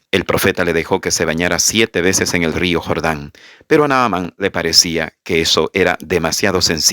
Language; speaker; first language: Spanish; native; Spanish